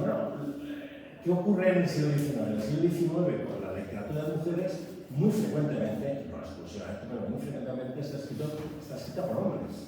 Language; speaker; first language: Spanish; native; Spanish